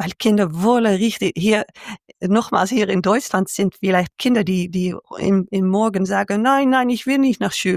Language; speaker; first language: German; non-native, fluent; Dutch